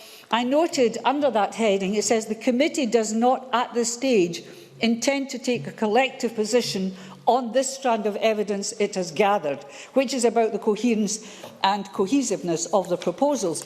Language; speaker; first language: English; native; English